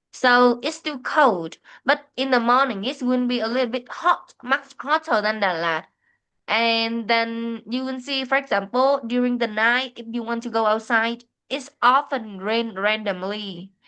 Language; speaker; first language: English; non-native, fluent; Vietnamese